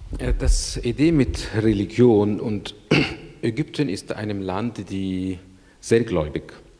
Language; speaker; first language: German; non-native, learner; Arabic